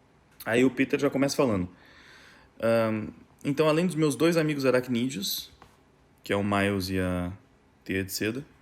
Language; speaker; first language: Portuguese; native; Portuguese